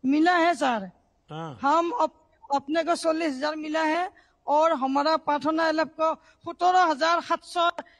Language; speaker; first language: Hindi; non-native, local second language; Assamese